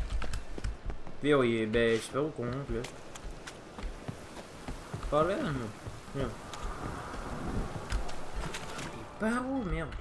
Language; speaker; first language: French; native; French